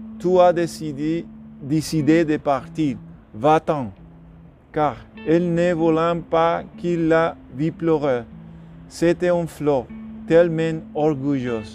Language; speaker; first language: French; non-native, learner; Spanish